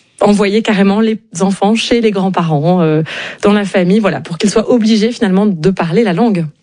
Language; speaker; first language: French; native; French